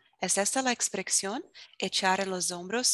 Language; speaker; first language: Spanish; non-native, fluent; Portuguese